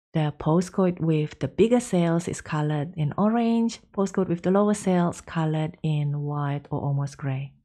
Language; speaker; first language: English; non-native, fluent; Indonesian